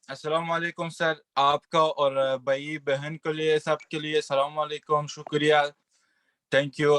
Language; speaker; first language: Urdu; non-native, learner; Persian